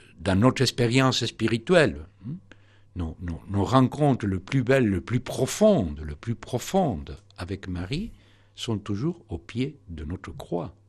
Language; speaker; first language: French; non-native, fluent; Spanish